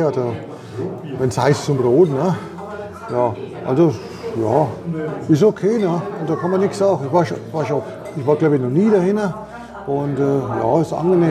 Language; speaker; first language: German; native; German